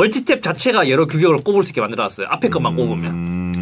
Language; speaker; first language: Korean; native; Korean